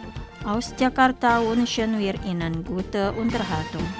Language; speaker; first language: German; non-native, fluent; Indonesian